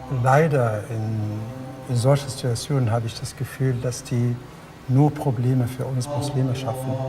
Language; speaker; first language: German; non-native, fluent; Arabic